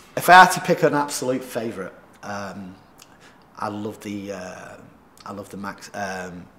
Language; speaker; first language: English; native; English